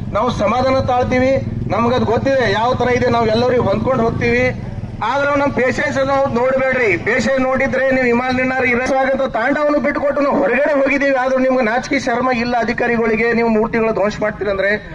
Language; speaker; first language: Kannada; non-native, local second language; Lambadi